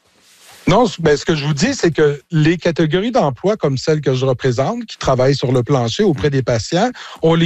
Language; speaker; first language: French; native; French